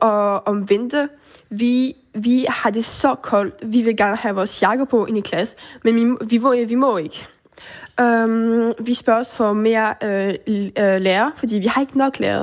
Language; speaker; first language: Danish; early bilingual, heritage; French